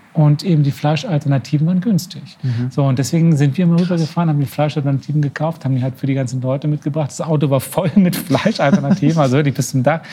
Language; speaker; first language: German; native; German